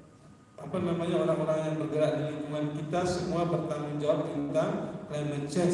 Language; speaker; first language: Indonesian; native; Indonesian